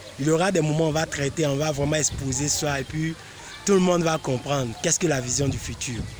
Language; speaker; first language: French; non-native, local second language; Lingala